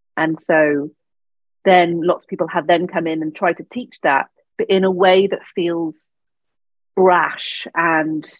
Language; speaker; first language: English; native; English